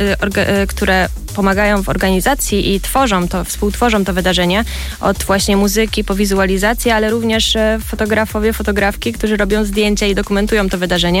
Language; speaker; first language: Polish; native; Polish